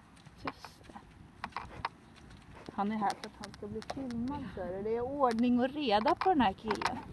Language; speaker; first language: Swedish; native; Swedish